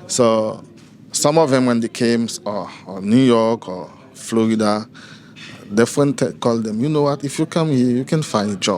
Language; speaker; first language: English; non-native, learner; Haitian Creole